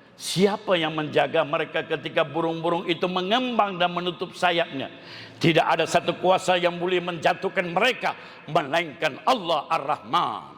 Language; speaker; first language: Malay; non-native, local second language; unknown